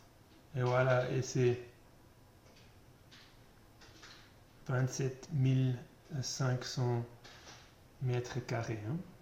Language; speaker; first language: French; non-native, learner; German